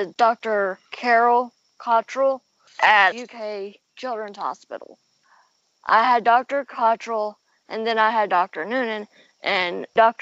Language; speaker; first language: English; native; English